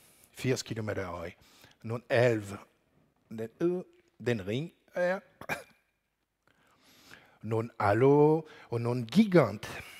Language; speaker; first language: Danish; non-native, learner; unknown